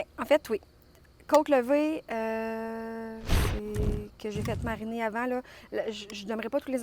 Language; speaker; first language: French; native; French